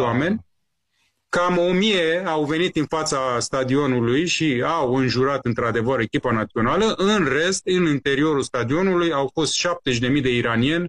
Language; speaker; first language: Romanian; non-native, fluent; Persian